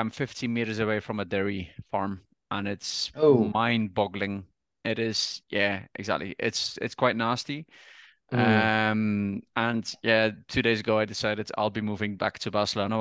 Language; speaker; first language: English; non-native, fluent; Dutch